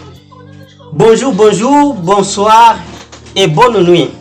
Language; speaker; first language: French; non-native, fluent; Portuguese